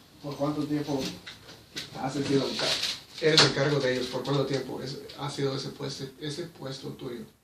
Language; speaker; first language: Spanish; early bilingual, heritage; Spanish